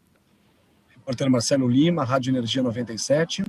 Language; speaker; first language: Portuguese; native; Portuguese